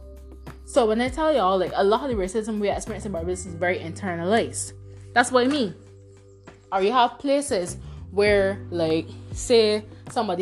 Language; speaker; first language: English; non-native, local second language; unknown